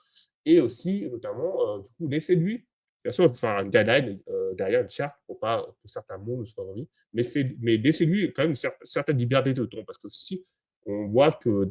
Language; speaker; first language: French; native; French